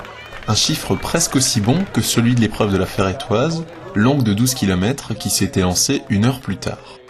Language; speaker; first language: French; native; French